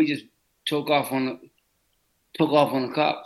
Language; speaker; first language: English; native; English